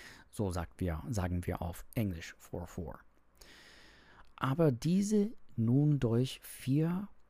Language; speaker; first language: German; non-native, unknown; English